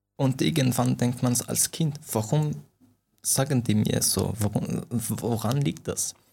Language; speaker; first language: German; non-native, fluent; Persian